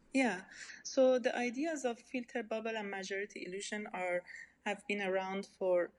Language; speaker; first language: English; non-native, fluent; Persian